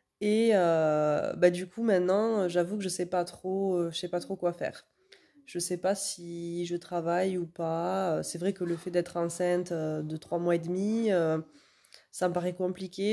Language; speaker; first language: French; native; French